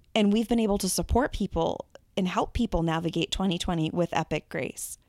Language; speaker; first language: English; native; English